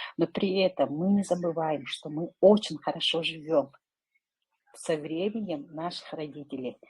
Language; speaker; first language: Russian; non-native, local second language; Yakut